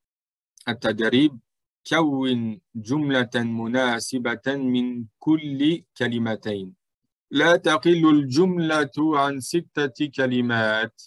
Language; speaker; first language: Arabic; non-native, fluent; French